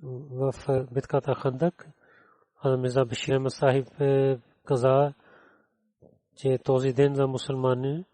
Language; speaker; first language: Bulgarian; non-native, learner; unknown